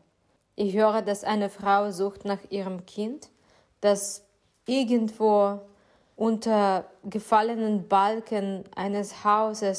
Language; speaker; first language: German; non-native, fluent; Ukrainian